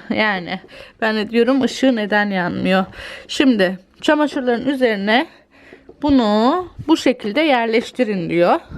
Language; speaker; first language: Turkish; early bilingual, heritage; Turkish